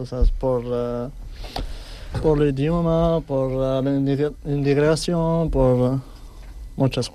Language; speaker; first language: Spanish; non-native, learner; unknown